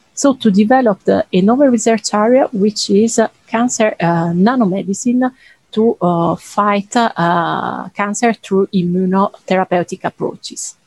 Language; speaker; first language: English; non-native, fluent; Italian